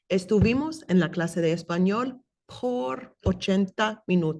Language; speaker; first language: Spanish; non-native, fluent; English